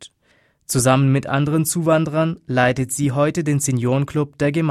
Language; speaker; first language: German; native; German